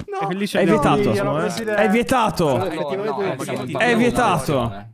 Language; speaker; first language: Italian; native; Italian